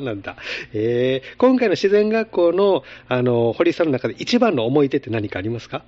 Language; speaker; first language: Japanese; native; Japanese